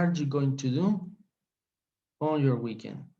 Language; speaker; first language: English; non-native, fluent; Spanish